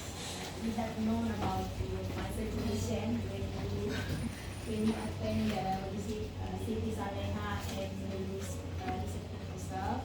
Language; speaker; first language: English; non-native, fluent; Indonesian